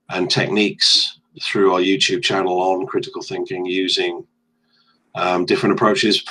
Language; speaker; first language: English; native; English